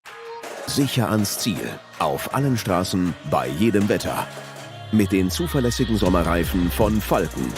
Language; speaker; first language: German; native; German